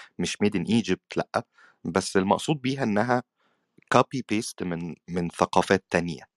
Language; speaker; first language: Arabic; native; Arabic